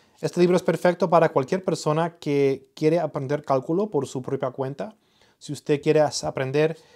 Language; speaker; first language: Spanish; early bilingual, heritage; Spanish